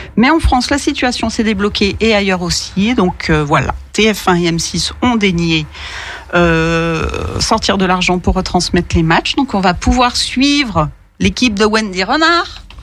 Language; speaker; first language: French; native; French